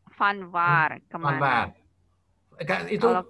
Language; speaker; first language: Dutch; non-native, learner; Indonesian